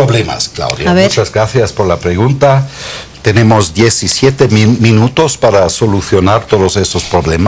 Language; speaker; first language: Spanish; non-native, fluent; German